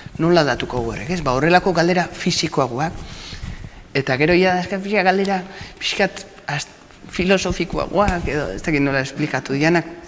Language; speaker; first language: Basque; native; Basque